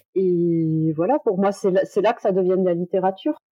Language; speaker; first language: French; native; French